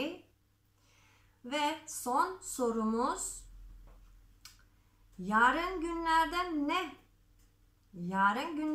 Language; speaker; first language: Turkish; non-native, fluent; Macedonian